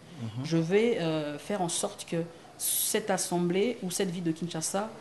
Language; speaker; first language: French; non-native, local second language; Lingala